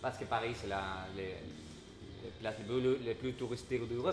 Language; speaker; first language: French; non-native, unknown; Spanish